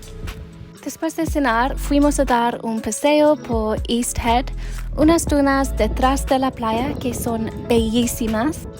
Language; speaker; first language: Spanish; non-native, learner; English